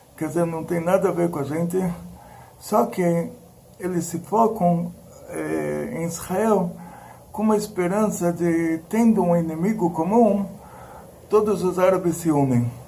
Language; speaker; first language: Portuguese; early bilingual, other home language; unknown